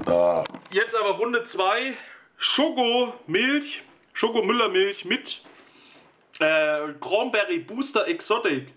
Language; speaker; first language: German; native; German